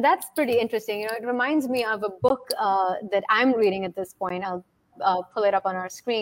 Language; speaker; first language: English; non-native, local second language; Hindi